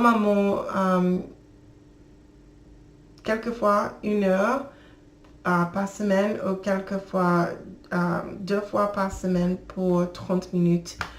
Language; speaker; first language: French; non-native, learner; English